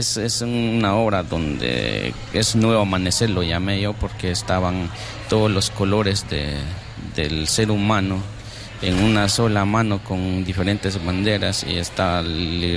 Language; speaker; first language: Spanish; non-native, local second language; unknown